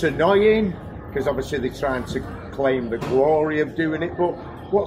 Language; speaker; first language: English; native; English